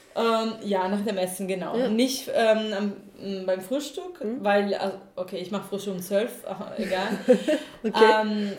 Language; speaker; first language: German; non-native, fluent; Italian